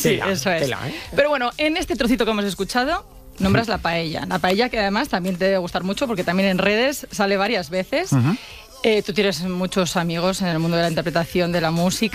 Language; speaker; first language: Spanish; native; Spanish